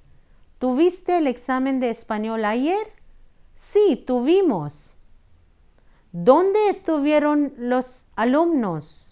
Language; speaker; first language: Spanish; non-native, fluent; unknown